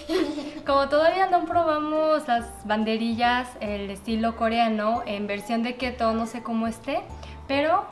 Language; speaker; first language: Spanish; non-native, fluent; Korean